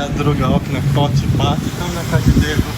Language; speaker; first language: Polish; non-native, learner; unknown